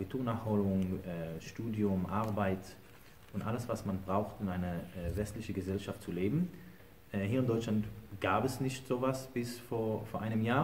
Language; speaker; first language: German; non-native, fluent; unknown